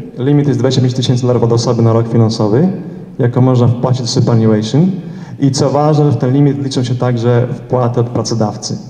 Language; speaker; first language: Polish; early bilingual, heritage; Polish